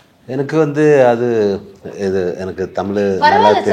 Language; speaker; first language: Tamil; non-native, learner; Malayalam